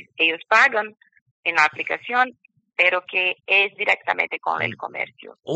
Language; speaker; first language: Spanish; non-native, learner; Portuguese